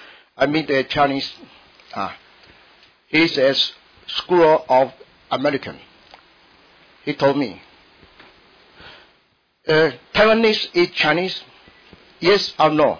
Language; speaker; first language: English; non-native, learner; Min Nan Chinese